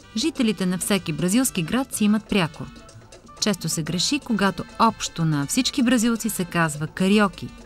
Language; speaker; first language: Bulgarian; native; Bulgarian